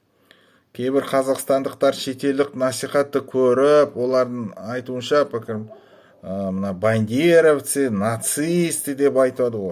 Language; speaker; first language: Kazakh; non-native, local second language; Russian